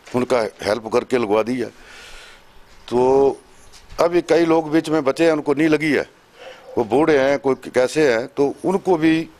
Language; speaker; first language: Hindi; native; Hindi